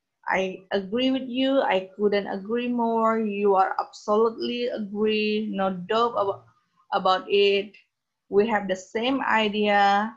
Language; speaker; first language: English; non-native, fluent; Indonesian